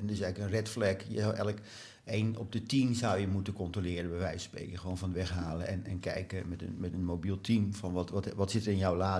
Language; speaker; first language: Dutch; native; Dutch